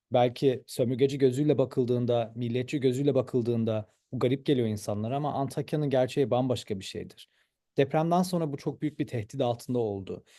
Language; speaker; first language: Turkish; early bilingual, heritage; Turkish